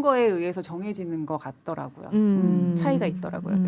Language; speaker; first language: Korean; native; Korean